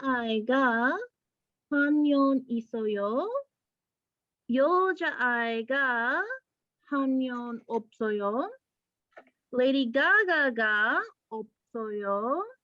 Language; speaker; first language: Korean; non-native, learner; English